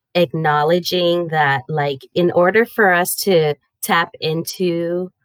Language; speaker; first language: English; early bilingual, other home language; Spanish